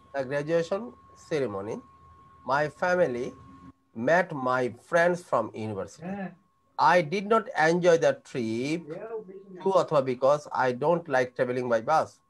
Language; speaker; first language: English; non-native, fluent; Bangla